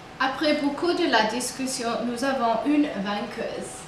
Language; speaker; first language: French; non-native, learner; English